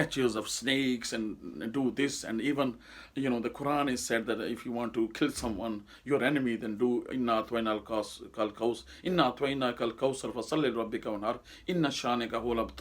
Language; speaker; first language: English; non-native, local second language; Urdu